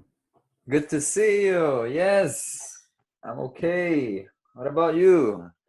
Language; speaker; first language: English; non-native, fluent; Portuguese